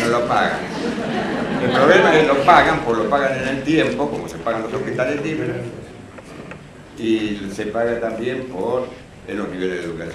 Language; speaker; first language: Spanish; native; Spanish